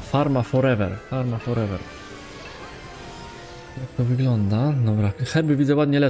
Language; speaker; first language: Polish; native; Polish